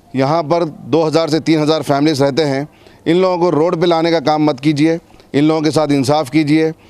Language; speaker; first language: Hindi; non-native, local second language; Urdu